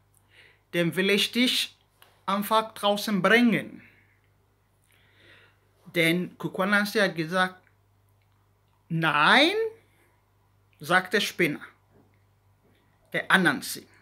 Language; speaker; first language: German; non-native, learner; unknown